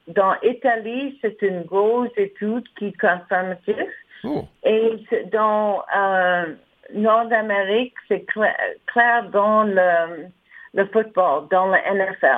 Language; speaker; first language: French; non-native, learner; English